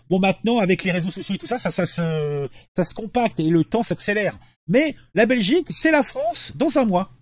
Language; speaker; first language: French; native; French